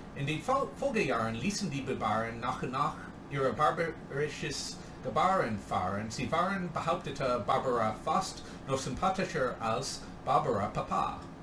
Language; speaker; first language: German; non-native, learner; English